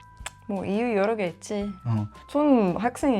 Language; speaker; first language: Korean; non-native, learner; Swedish